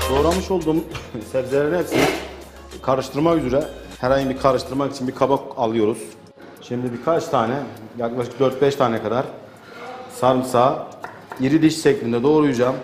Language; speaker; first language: Turkish; native; Turkish